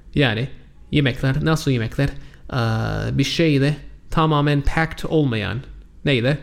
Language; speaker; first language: Turkish; non-native, fluent; English